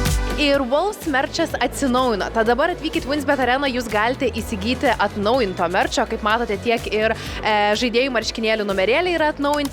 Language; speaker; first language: Lithuanian; native; Lithuanian